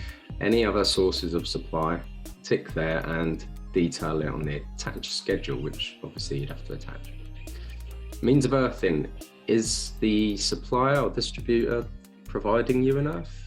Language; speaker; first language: English; native; English